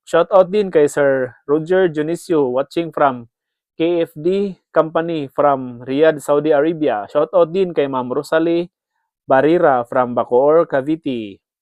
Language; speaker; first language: Filipino; non-native, local second language; Cebuano